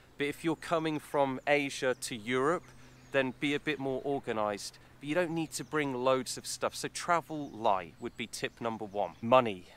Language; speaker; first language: English; native; English